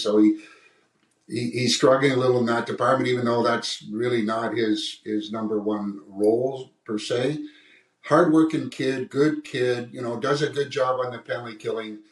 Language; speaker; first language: English; native; English